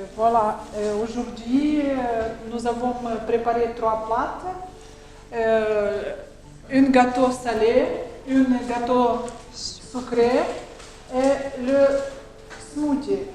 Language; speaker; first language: French; non-native, learner; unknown